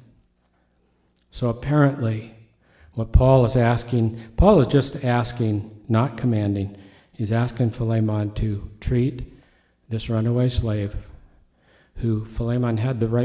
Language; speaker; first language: English; native; English